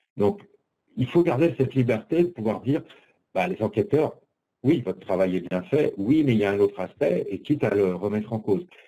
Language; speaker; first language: French; native; French